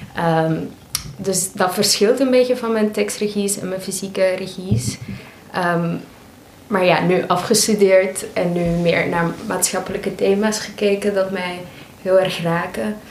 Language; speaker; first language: Dutch; native; Dutch